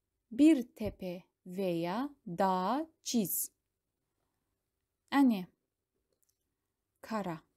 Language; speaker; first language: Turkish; non-native, fluent; Kazakh